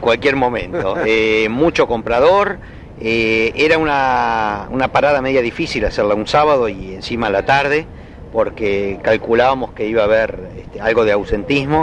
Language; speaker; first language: Spanish; native; Spanish